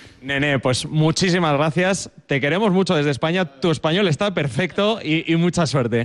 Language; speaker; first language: Spanish; native; Spanish